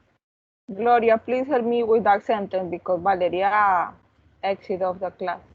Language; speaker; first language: English; non-native, learner; Spanish